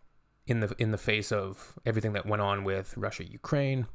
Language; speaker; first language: English; native; English